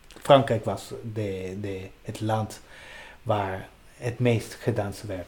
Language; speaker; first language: Dutch; non-native, fluent; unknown